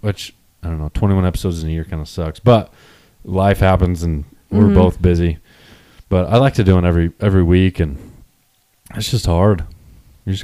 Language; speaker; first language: English; native; English